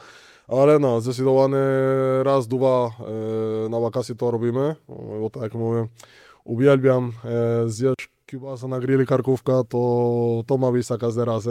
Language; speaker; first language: Polish; non-native, learner; Spanish